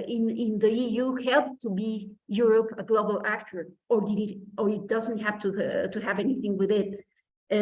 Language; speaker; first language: English; non-native, fluent; Spanish